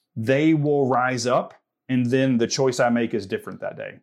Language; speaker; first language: English; native; English